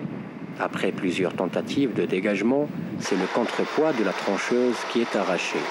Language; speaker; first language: French; non-native, local second language; Arabic